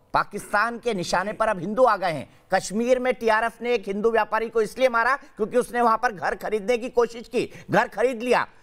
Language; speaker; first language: Hindi; native; Hindi